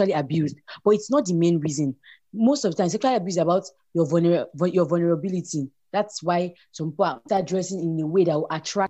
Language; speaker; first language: English; non-native, local second language; Yoruba